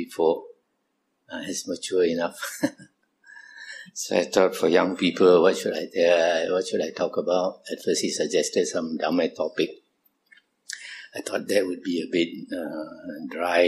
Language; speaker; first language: English; non-native, local second language; Min Nan Chinese